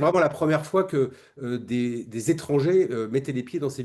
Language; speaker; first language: French; native; French